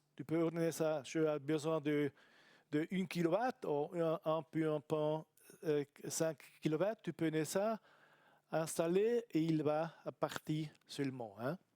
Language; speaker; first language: French; non-native, learner; Italian